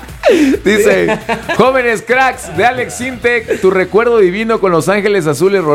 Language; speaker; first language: Spanish; native; Spanish